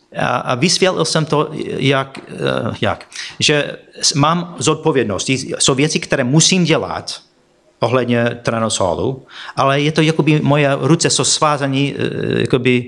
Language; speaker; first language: Czech; non-native, fluent; English